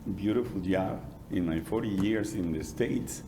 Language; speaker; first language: English; non-native, fluent; Spanish